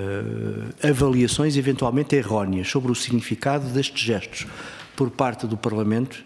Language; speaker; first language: Portuguese; native; Portuguese